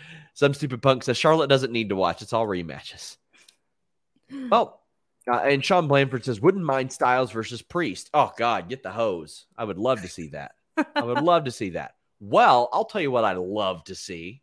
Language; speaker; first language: English; native; English